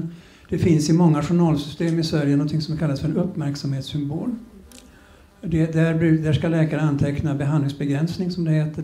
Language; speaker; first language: Swedish; native; Swedish